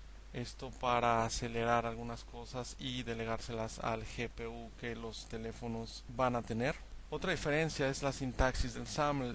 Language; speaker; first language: Spanish; native; Spanish